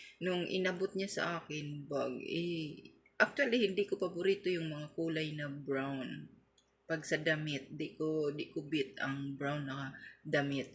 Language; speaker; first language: Filipino; non-native, local second language; Waray